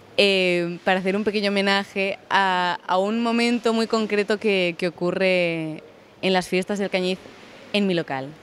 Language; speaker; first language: Spanish; native; Spanish